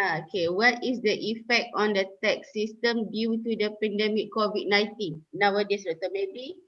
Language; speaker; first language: English; non-native, local second language; Malay